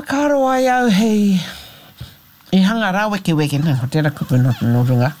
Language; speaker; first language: Māori; non-native, local second language; English